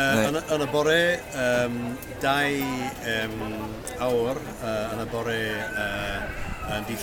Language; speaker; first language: Welsh; non-native, learner; English